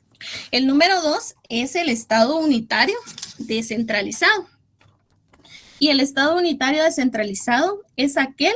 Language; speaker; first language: Spanish; native; Spanish